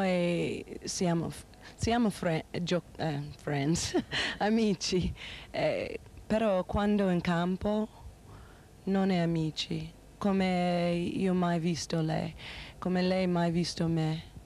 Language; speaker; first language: Italian; non-native, learner; English